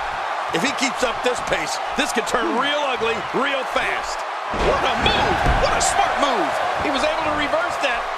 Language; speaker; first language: English; native; English